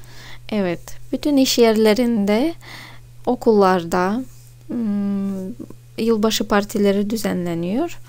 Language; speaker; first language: Turkish; non-native, fluent; Russian